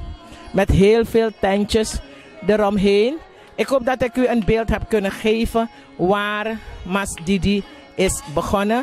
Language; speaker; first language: Dutch; non-native, local second language; Javanese